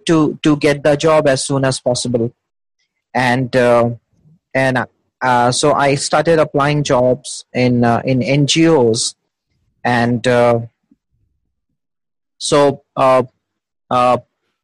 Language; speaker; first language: English; non-native, local second language; Hindi